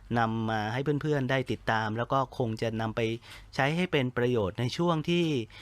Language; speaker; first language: Thai; native; Thai